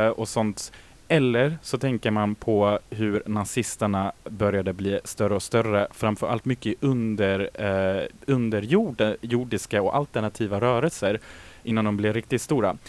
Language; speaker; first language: Swedish; native; Swedish